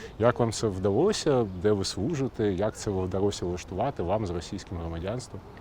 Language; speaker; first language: Ukrainian; native; Ukrainian